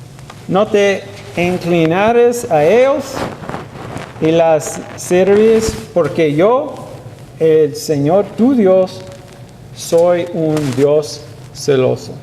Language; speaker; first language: Spanish; non-native, learner; English